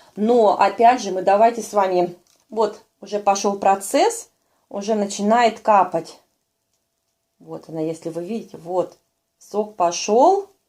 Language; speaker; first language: Russian; native; Russian